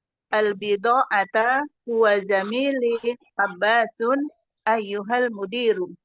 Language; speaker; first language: Arabic; non-native, learner; Indonesian